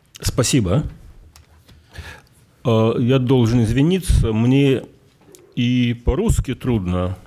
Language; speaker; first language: Russian; native; Russian